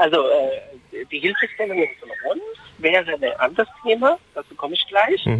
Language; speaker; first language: German; non-native, fluent; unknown